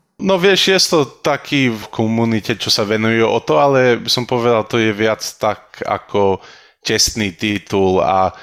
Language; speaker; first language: Slovak; early bilingual, heritage; Slovak